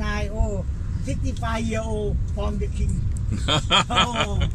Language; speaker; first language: English; non-native, learner; Thai